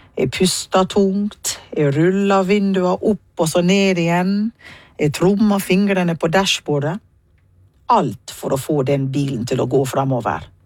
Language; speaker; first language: Norwegian; non-native, fluent; English